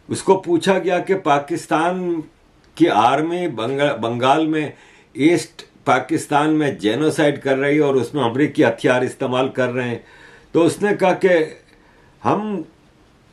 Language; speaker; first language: Urdu; native; Urdu